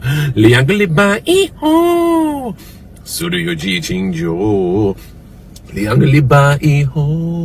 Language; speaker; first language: Chinese; non-native, learner; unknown